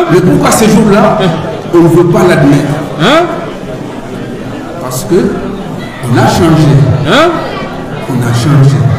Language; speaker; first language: French; non-native, local second language; Soninke